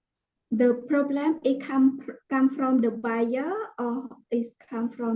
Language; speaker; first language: English; non-native, learner; Khmer